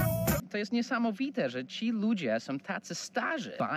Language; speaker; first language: Polish; non-native, fluent; English